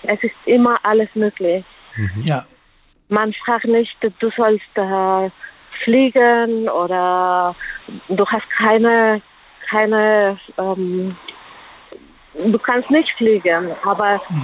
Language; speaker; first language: German; non-native, learner; Spanish